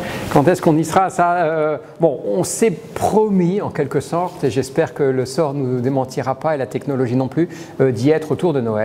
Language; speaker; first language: French; native; French